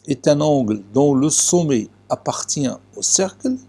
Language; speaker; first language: French; non-native, local second language; Arabic